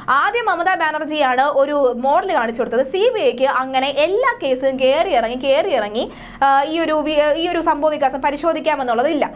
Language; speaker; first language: Malayalam; native; Malayalam